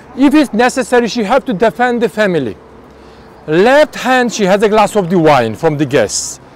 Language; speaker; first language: English; non-native, fluent; Georgian